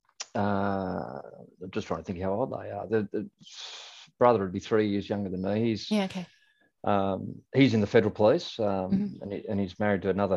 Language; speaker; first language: English; native; English